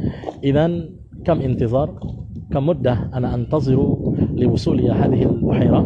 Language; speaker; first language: Arabic; non-native, fluent; Indonesian